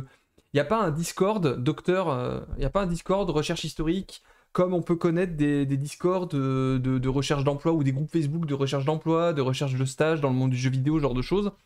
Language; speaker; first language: French; native; French